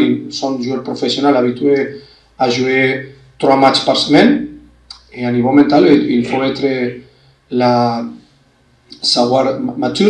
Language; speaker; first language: French; non-native, fluent; Spanish